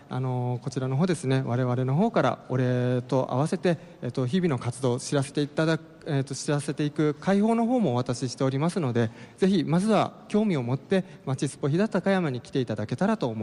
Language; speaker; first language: Japanese; native; Japanese